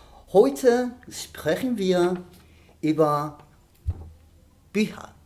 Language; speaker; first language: German; non-native, learner; Spanish